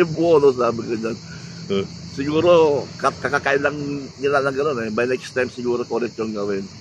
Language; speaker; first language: Filipino; native; Filipino